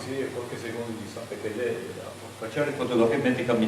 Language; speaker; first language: Italian; native; Italian